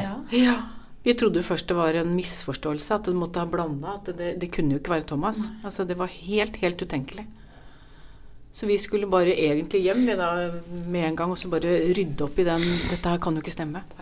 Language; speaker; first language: Norwegian; native; Norwegian